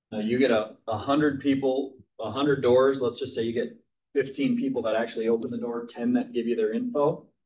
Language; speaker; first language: English; native; English